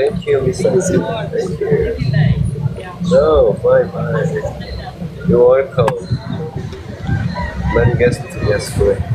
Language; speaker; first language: English; non-native, learner; Korean